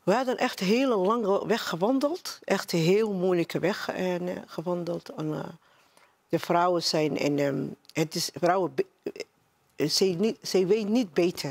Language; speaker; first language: Dutch; non-native, learner; Somali